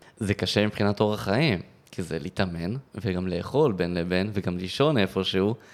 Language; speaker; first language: Hebrew; native; Hebrew